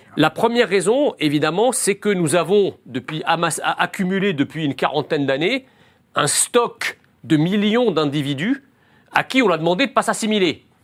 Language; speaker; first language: French; early bilingual, other home language; Arabic